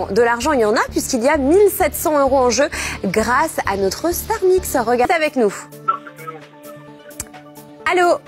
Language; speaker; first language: French; native; French